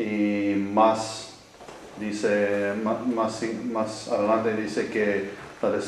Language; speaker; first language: Spanish; non-native, learner; English